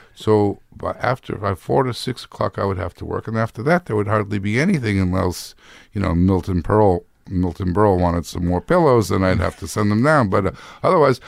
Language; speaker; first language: English; native; English